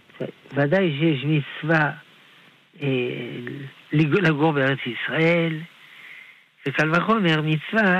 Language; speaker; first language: Hebrew; non-native, fluent; French